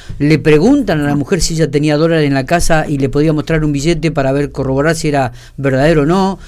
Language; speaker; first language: Spanish; native; Spanish